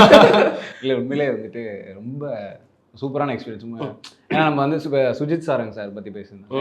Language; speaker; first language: Tamil; native; Tamil